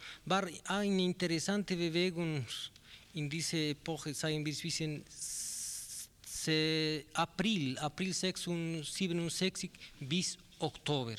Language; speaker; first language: German; non-native, learner; Spanish